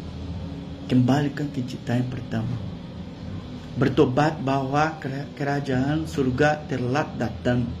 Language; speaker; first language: Indonesian; non-native, fluent; Portuguese